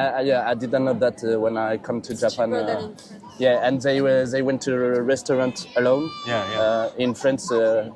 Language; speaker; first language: English; non-native, fluent; French